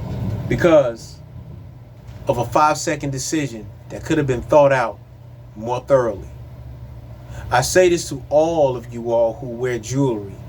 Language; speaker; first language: English; native; English